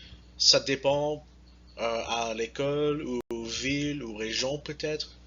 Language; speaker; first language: French; non-native, learner; English